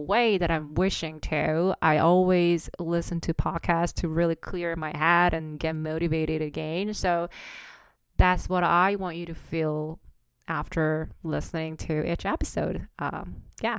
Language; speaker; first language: English; non-native, fluent; Korean